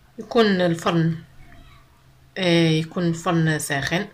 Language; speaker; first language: Arabic; native; Arabic